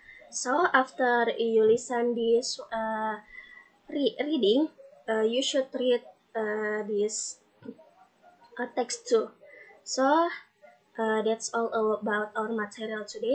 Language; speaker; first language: English; non-native, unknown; Indonesian